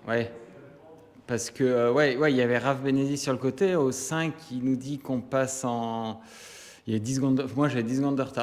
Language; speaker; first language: French; native; French